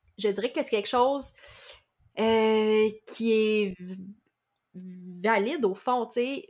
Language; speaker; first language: French; native; French